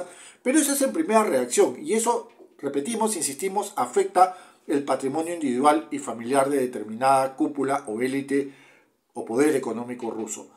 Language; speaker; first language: Spanish; native; Spanish